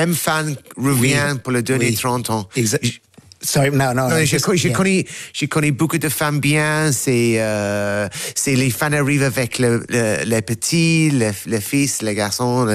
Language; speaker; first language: French; non-native, learner; English